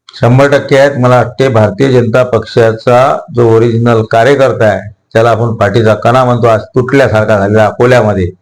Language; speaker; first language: Marathi; native; Marathi